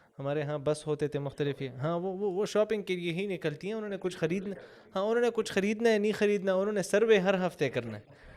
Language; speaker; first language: Urdu; non-native, local second language; Pashto